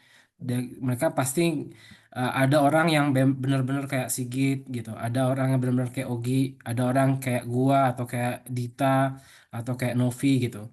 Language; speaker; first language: Indonesian; native; Indonesian